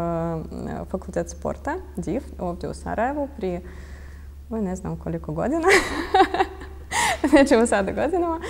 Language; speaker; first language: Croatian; non-native, fluent; Russian